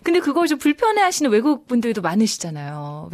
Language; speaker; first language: Korean; native; Korean